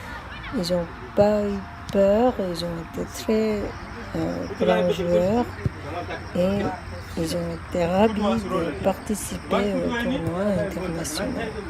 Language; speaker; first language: French; non-native, fluent; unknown